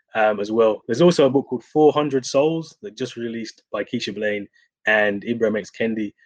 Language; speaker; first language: English; native; English